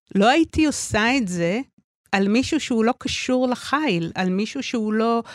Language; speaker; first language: Hebrew; native; Hebrew